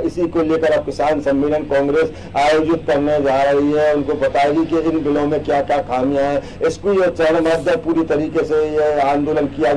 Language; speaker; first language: Hindi; native; Hindi